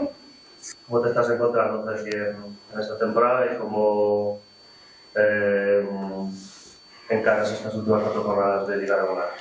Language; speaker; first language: Spanish; native; Spanish